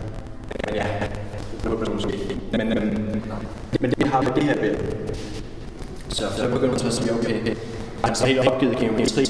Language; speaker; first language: Danish; native; Danish